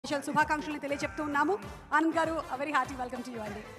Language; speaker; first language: Telugu; native; Telugu